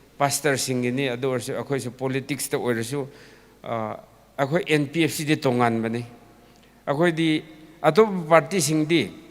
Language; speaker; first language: Manipuri; non-native, local second language; Tangkhul Naga (India)